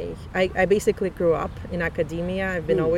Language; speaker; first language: English; non-native, fluent; Russian